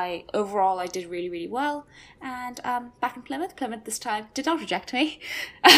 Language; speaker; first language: English; native; English